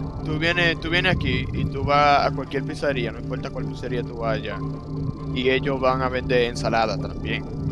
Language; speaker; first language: Spanish; native; Spanish